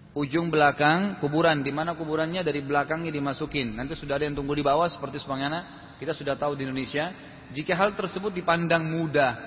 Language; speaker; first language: Indonesian; native; Indonesian